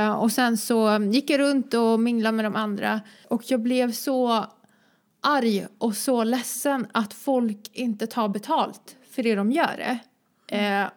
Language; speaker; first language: Swedish; early bilingual, other home language; Croatian